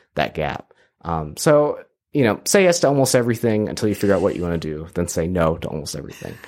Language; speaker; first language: English; native; English